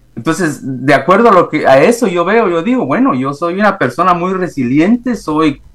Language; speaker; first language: Spanish; native; Spanish